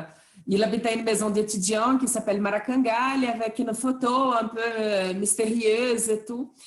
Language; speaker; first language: French; non-native, fluent; Portuguese